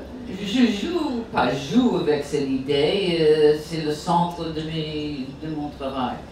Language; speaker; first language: French; non-native, fluent; English